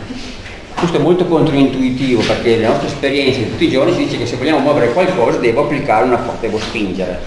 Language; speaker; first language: Italian; native; Italian